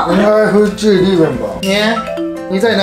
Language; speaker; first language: Chinese; non-native, learner; Japanese